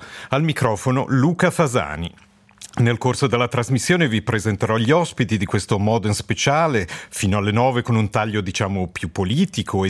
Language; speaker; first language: Italian; native; Italian